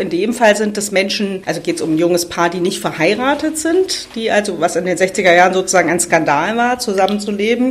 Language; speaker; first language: German; native; German